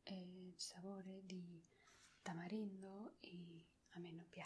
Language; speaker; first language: Italian; non-native, learner; Spanish